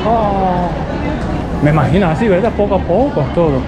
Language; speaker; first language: Spanish; non-native, learner; Japanese